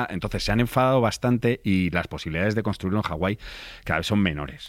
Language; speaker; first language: Spanish; native; Spanish